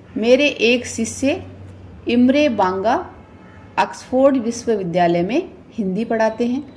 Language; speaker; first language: Hindi; native; Hindi